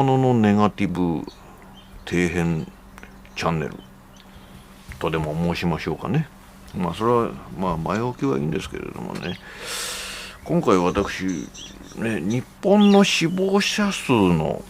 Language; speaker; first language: Japanese; native; Japanese